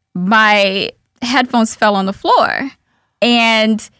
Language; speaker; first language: English; early bilingual, other home language; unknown